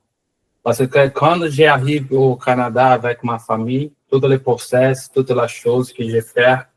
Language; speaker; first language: French; non-native, learner; Portuguese